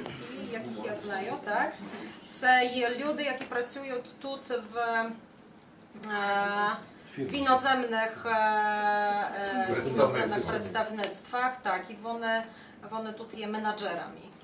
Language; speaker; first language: Ukrainian; non-native, fluent; Polish